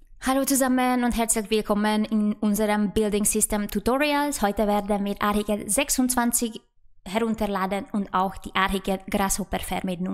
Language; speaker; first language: German; non-native, fluent; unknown